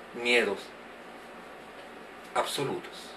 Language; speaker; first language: Spanish; native; Spanish